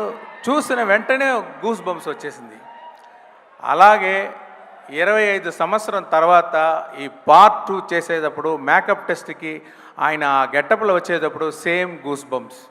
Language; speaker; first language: Telugu; non-native, local second language; Tamil